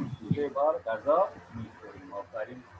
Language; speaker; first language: Persian; non-native, fluent; Urdu